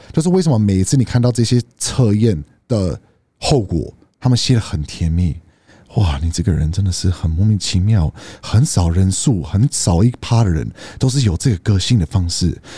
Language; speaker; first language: Chinese; non-native, fluent; English